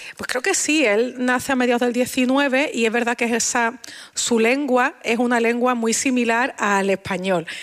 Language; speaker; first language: Spanish; native; Spanish